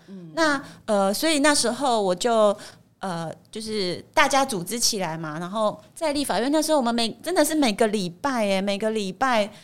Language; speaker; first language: Chinese; native; Chinese